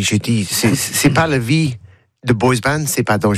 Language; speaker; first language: French; non-native, learner; English